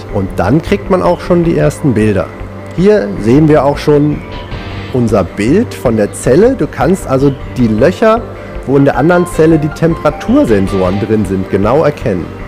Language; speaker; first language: German; native; German